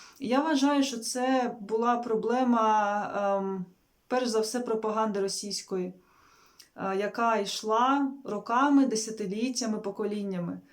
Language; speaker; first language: Ukrainian; non-native, local second language; Russian